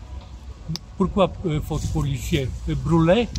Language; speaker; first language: French; non-native, learner; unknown